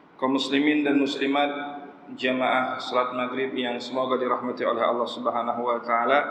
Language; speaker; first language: Malay; non-native, local second language; Achinese